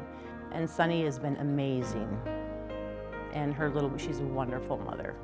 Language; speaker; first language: English; native; English